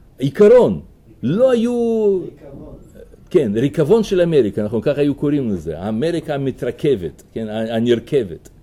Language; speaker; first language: Hebrew; non-native, fluent; Russian